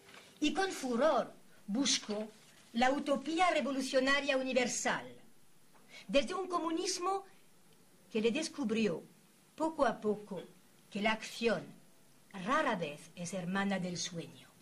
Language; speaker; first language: Spanish; native; Spanish